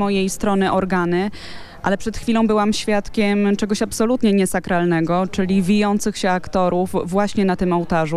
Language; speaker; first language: Polish; native; Polish